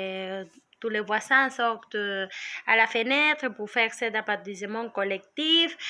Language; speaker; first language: French; non-native, learner; Spanish